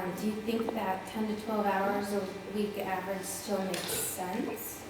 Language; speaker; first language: English; native; English